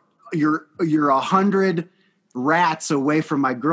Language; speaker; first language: English; native; English